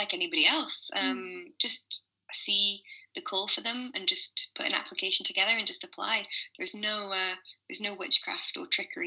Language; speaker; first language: English; native; English